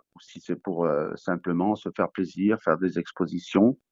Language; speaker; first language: French; native; French